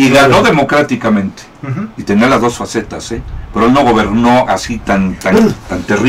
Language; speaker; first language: Spanish; native; Spanish